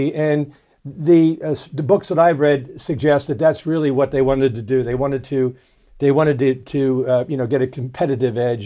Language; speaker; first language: English; native; English